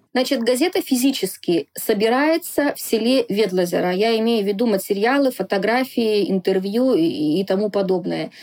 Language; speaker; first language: Russian; non-native, local second language; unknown